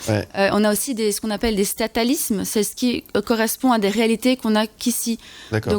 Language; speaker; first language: French; native; French